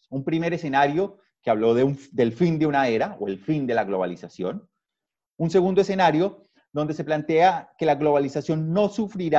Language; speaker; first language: Spanish; native; Spanish